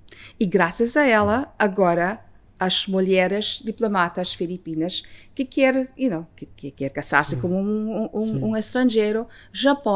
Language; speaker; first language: Portuguese; non-native, fluent; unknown